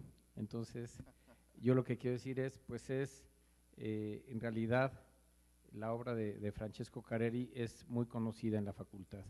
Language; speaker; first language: Spanish; native; Spanish